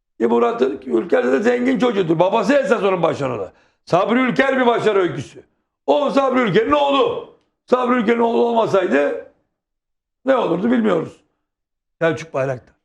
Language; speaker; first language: Turkish; native; Turkish